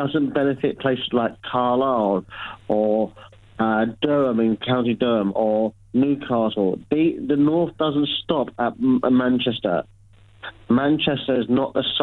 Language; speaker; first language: English; native; English